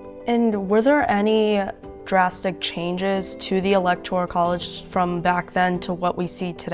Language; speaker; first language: English; native; English